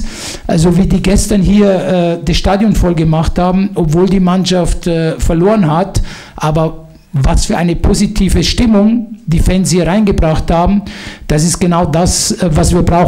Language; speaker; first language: German; non-native, fluent; Italian